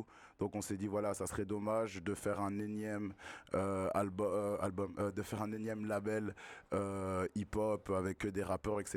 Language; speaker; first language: French; native; French